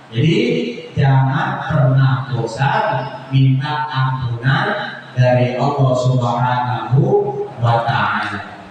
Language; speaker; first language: Indonesian; native; Indonesian